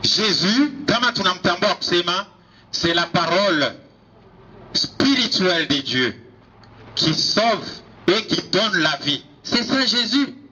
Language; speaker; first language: French; non-native, local second language; Swahili